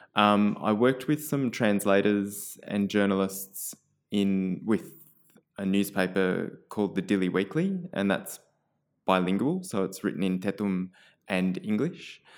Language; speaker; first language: English; native; English